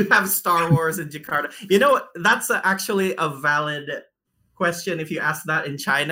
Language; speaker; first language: English; non-native, fluent; Indonesian